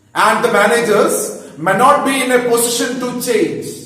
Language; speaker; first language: English; non-native, local second language; Malayalam